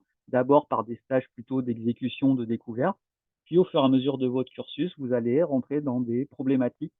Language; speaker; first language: French; native; French